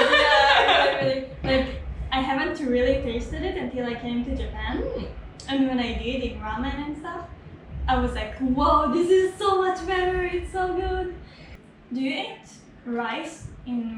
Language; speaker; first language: English; non-native, fluent; Hebrew